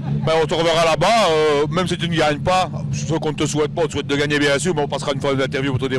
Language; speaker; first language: French; native; French